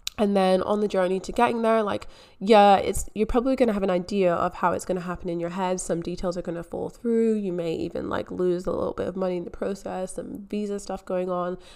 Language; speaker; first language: English; native; English